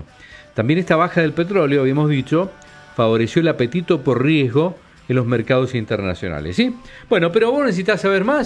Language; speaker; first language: Spanish; native; Spanish